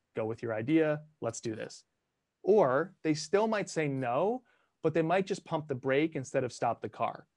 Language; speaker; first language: English; early bilingual, other home language; Italian